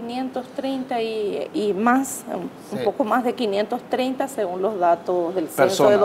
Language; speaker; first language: Spanish; native; Spanish